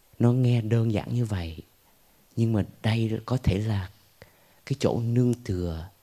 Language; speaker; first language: Vietnamese; early bilingual, heritage; Vietnamese